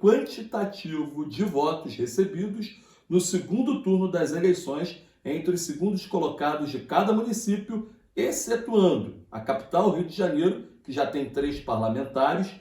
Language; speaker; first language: Portuguese; native; Portuguese